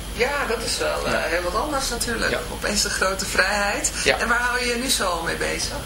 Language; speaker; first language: Dutch; native; Dutch